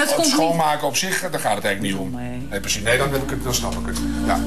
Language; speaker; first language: Dutch; native; Dutch